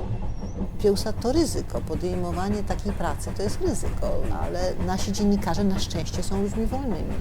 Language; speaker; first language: Polish; native; Polish